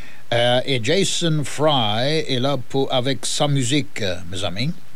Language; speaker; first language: French; early bilingual, heritage; French